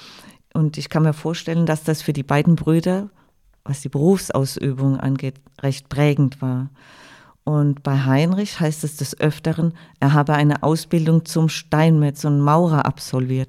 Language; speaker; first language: German; native; German